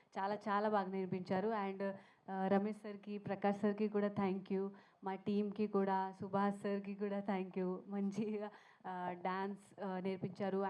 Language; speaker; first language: Telugu; non-native, learner; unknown